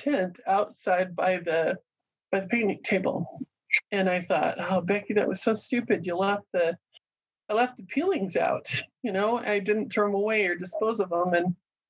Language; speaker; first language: English; native; English